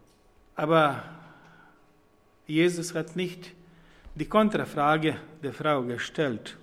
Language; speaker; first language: German; non-native, fluent; Croatian